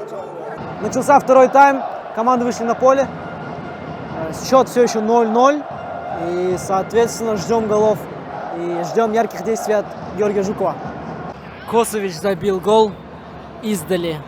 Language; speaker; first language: Russian; native; Russian